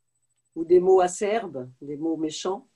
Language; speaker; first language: French; native; French